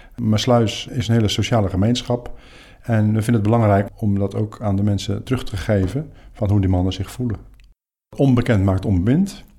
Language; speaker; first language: Dutch; native; Dutch